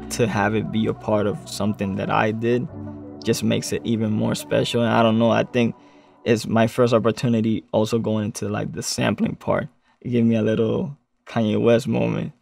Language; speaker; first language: English; non-native, local second language; Spanish